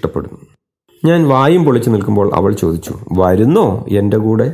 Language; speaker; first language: Malayalam; native; Malayalam